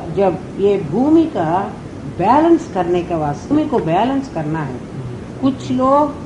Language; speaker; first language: Hindi; non-native, local second language; Telugu